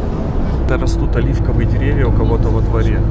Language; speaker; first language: Russian; native; Russian